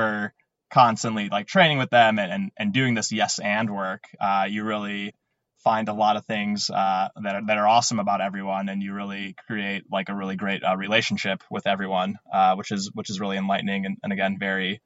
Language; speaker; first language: English; native; English